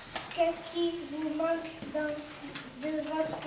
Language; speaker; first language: French; native; French